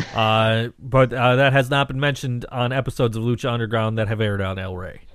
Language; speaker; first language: English; native; English